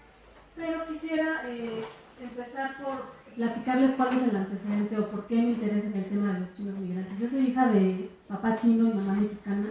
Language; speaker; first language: Spanish; native; Spanish